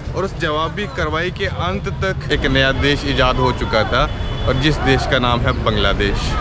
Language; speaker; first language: Hindi; native; Hindi